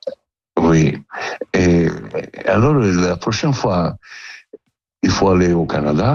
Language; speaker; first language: French; non-native, learner; Italian